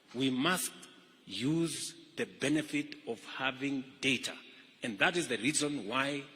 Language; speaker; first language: English; non-native, local second language; Kalenjin